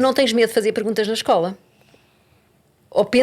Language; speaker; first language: Portuguese; native; Portuguese